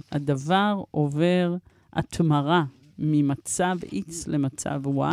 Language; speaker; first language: Hebrew; early bilingual, other home language; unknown